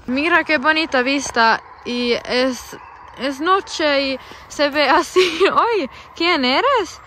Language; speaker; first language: Spanish; non-native, learner; Finnish